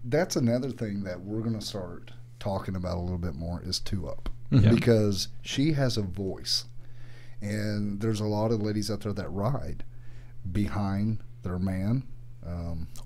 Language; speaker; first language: English; native; English